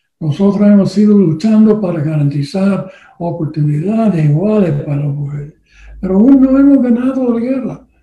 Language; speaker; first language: Spanish; non-native, learner; English